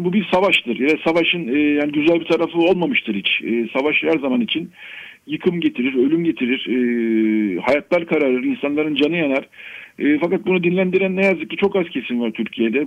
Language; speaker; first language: Turkish; native; Turkish